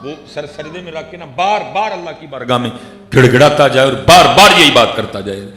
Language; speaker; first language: Urdu; non-native, local second language; Punjabi